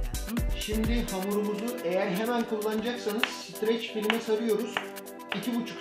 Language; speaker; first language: Turkish; native; Turkish